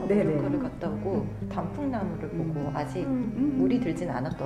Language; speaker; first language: Korean; native; Korean